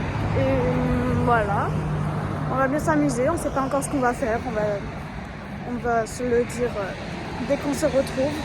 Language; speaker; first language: French; native; French